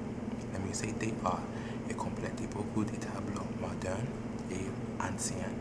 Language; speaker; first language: French; non-native, learner; English